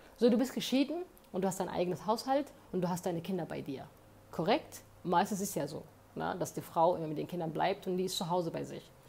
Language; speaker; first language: German; early bilingual, other home language; Somali